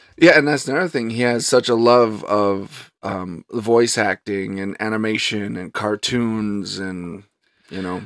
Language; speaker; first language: English; native; English